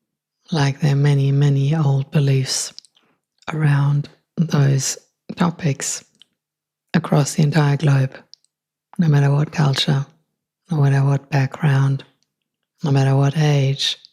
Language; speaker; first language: English; non-native, fluent; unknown